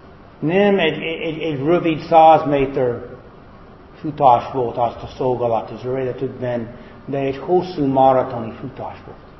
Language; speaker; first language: Hungarian; non-native, fluent; English